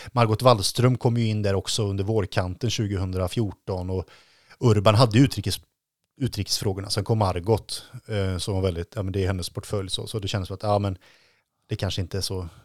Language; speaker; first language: Swedish; native; Swedish